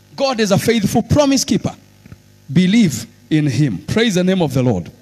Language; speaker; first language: English; non-native, local second language; Swahili